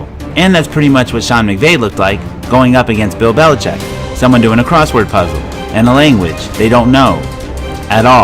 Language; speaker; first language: English; native; English